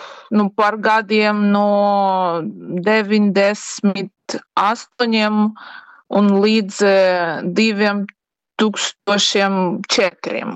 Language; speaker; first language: Latvian; non-native, learner; Ukrainian